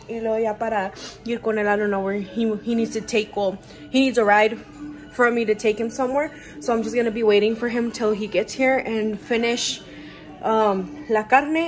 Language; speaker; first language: English; early bilingual, other home language; Spanish